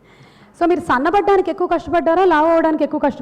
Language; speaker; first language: Telugu; native; Telugu